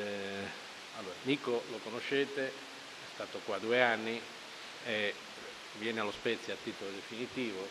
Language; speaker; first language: Italian; native; Italian